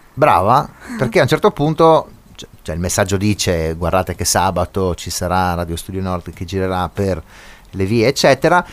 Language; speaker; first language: Italian; native; Italian